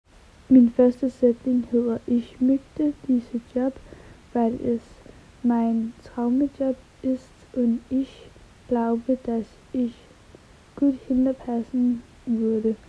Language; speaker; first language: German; non-native, learner; Danish